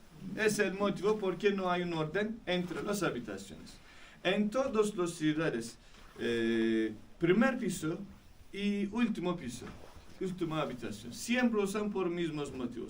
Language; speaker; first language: Spanish; non-native, fluent; Turkish